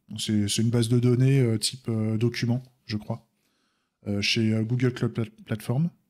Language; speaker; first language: French; native; French